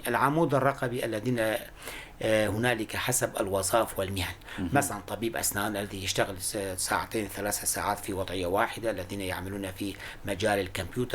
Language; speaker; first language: Arabic; non-native, local second language; Kurdish